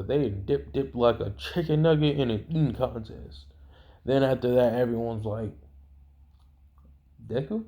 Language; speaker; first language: English; native; English